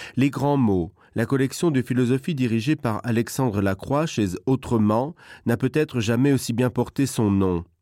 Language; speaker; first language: French; non-native, local second language; Luxembourgish